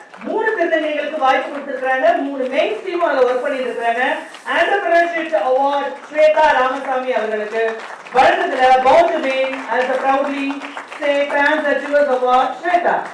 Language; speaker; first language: Tamil; native; Tamil